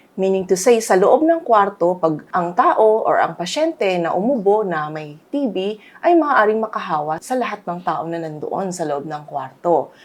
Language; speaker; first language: Filipino; native; Filipino